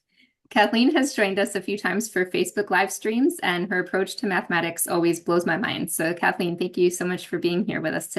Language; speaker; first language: English; native; English